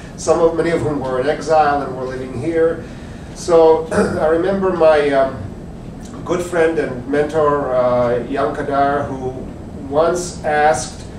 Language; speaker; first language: English; early bilingual, other home language; Czech